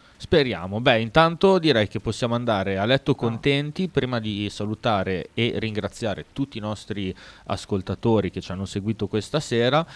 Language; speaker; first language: Italian; native; Italian